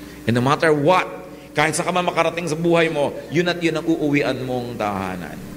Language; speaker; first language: Filipino; native; Filipino